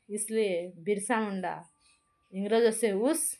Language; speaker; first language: Hindi; non-native, local second language; Marathi